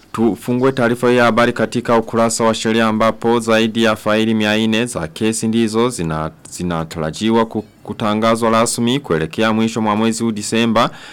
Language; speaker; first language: Swahili; non-native, local second language; Rundi